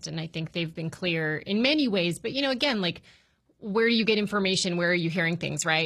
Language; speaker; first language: English; native; English